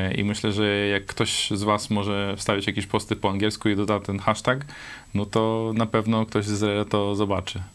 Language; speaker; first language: Polish; non-native, fluent; Hebrew